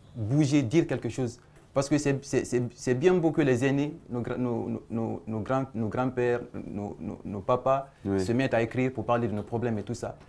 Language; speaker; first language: French; non-native, local second language; Fula